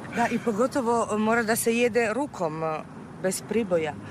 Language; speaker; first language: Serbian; non-native, fluent; Italian